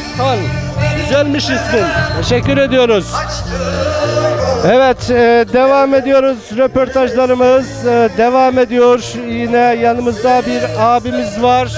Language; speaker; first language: Turkish; native; Turkish